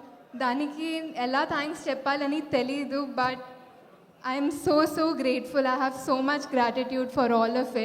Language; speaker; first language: Telugu; non-native, local second language; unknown